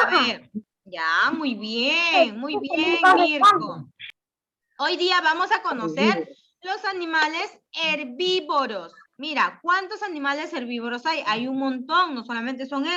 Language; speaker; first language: Spanish; native; Spanish